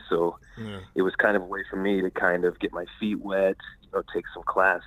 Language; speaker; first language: English; native; English